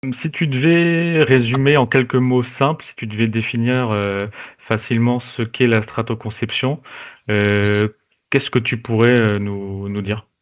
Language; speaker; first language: French; native; French